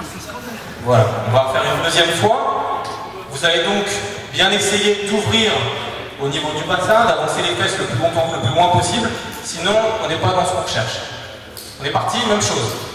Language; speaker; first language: French; native; French